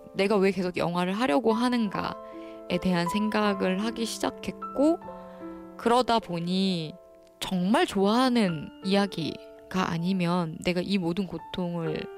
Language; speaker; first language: Korean; native; Korean